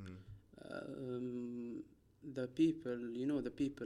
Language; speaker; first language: English; non-native, fluent; Arabic